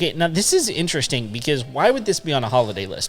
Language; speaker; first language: English; native; English